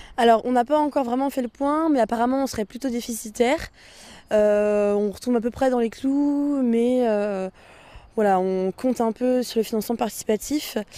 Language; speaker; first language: French; native; French